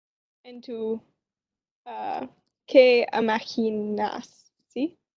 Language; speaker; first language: Spanish; non-native, learner; English